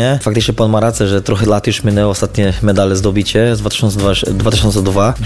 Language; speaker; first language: Polish; non-native, fluent; Portuguese